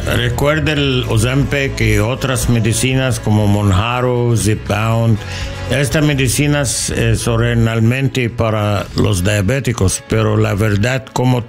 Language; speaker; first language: Spanish; non-native, learner; English